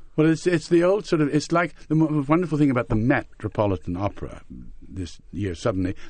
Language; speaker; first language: English; native; English